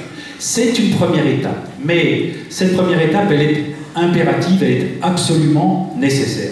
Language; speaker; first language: French; native; French